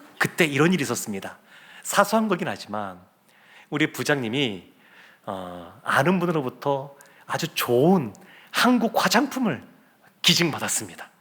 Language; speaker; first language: Korean; native; Korean